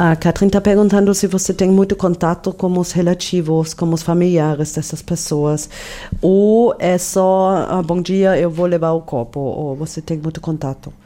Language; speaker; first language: Portuguese; non-native, fluent; German